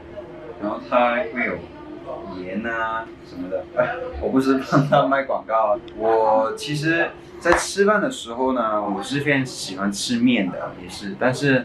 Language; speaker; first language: Chinese; non-native, local second language; Cantonese